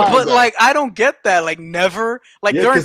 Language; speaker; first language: English; native; English